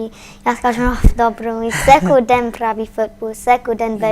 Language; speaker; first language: Macedonian; early bilingual, heritage; Macedonian